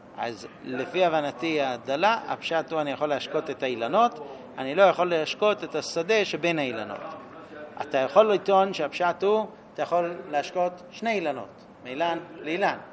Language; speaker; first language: Hebrew; non-native, fluent; English